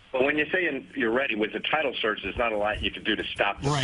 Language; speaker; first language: English; native; English